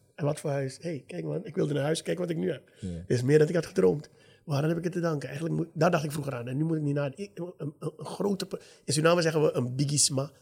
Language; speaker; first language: Dutch; native; Dutch